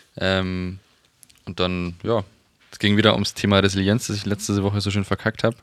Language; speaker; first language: German; native; German